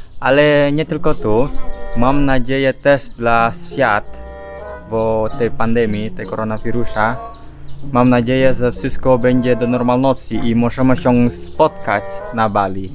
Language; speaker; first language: Polish; non-native, learner; Indonesian